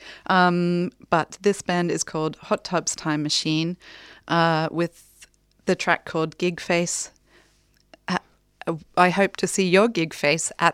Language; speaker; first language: English; native; English